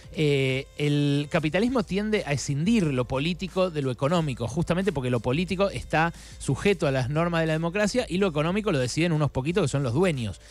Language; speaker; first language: Spanish; native; Spanish